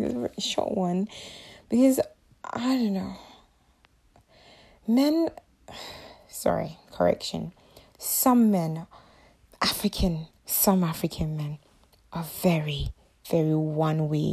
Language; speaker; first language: English; non-native, local second language; Akan